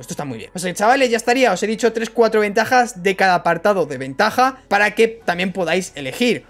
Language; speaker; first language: Spanish; native; Spanish